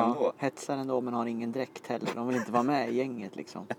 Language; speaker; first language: Swedish; native; Swedish